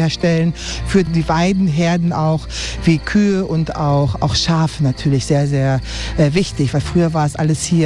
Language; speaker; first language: German; native; German